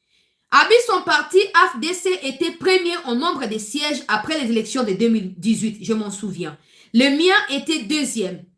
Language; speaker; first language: French; non-native, local second language; Lingala